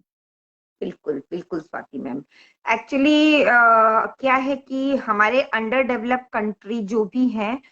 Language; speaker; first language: Hindi; native; Hindi